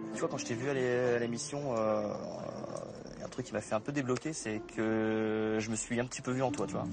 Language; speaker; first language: French; native; French